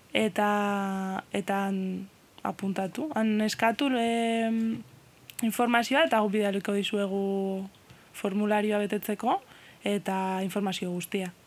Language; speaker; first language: Basque; non-native, fluent; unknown